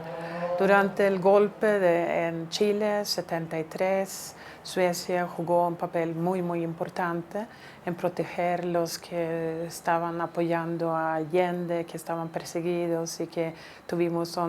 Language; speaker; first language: Spanish; non-native, fluent; Swedish